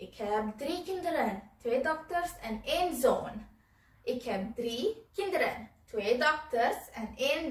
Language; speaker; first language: Dutch; early bilingual, other home language; Tamil